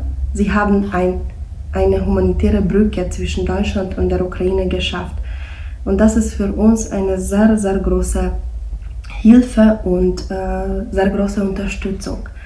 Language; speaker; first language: German; non-native, fluent; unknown